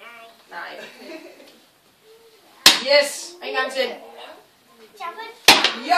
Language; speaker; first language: Danish; native; Danish